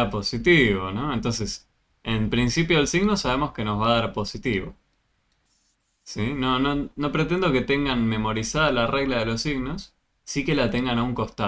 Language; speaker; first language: Spanish; native; Spanish